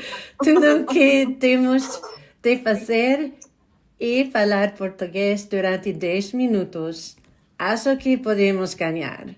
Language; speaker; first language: Portuguese; non-native, learner; English